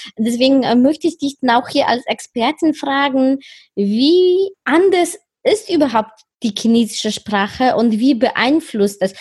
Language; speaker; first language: German; non-native, fluent; Polish